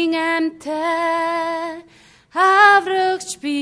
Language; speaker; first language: English; non-native, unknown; Mongolian